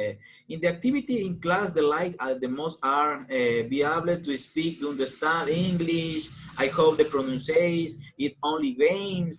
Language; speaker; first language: English; non-native, learner; Spanish